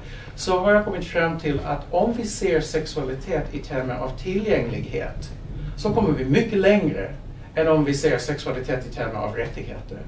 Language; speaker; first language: Swedish; non-native, fluent; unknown